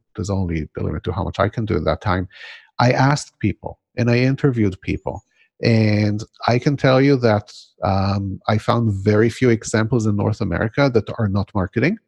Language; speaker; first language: English; non-native, fluent; Hebrew